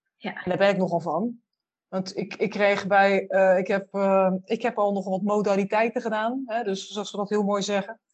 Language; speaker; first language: Dutch; native; Dutch